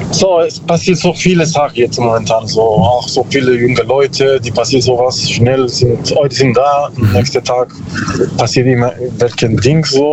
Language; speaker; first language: German; non-native, learner; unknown